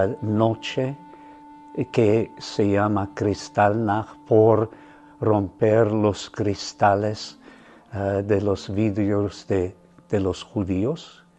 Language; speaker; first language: Spanish; non-native, fluent; German